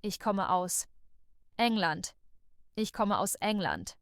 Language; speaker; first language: German; non-native, learner; English